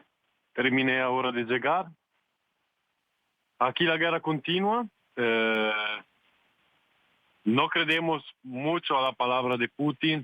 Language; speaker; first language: Spanish; non-native, fluent; Italian